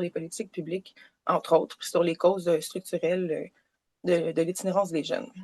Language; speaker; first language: French; native; French